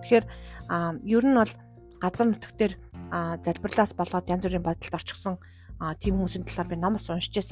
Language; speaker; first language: Mongolian; native; Mongolian